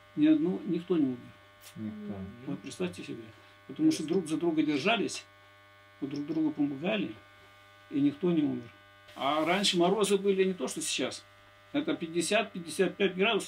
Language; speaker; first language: Russian; native; Russian